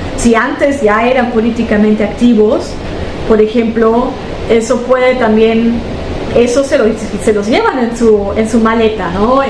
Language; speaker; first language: Spanish; early bilingual, heritage; German